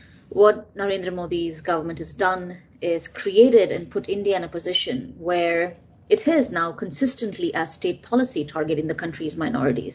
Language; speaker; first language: English; non-native, local second language; Tamil